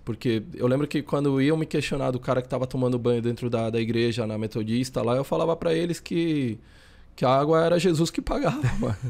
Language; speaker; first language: Portuguese; early bilingual, other home language; Spanish